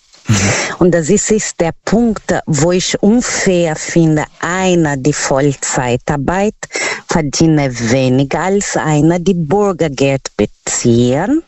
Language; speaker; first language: German; non-native, fluent; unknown